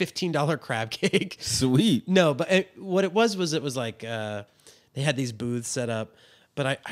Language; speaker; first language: English; native; English